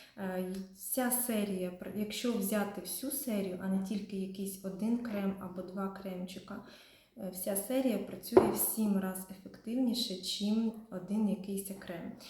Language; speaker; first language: Ukrainian; non-native, local second language; Russian